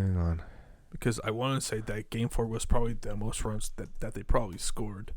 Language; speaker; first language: English; native; English